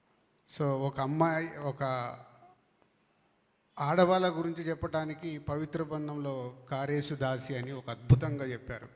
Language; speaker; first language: Telugu; native; Telugu